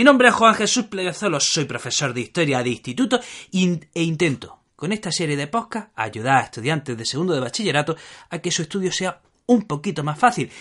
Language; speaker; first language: Spanish; native; Spanish